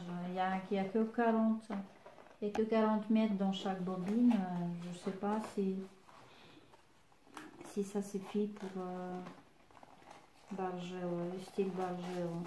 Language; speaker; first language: French; non-native, fluent; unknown